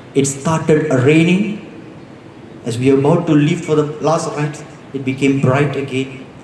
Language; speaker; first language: English; non-native, local second language; Tamil